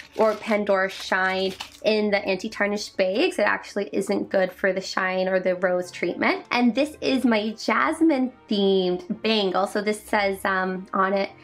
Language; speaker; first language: English; native; English